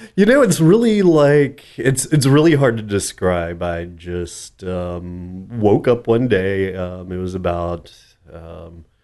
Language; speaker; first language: English; native; English